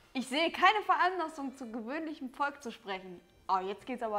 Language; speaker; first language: German; native; German